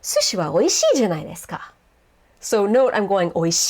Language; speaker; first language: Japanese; non-native, fluent; English